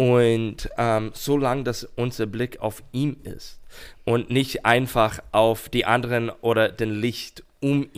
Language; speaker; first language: German; non-native, fluent; English